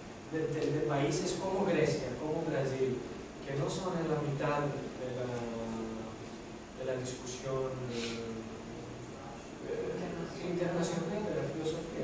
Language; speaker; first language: Spanish; non-native, fluent; Greek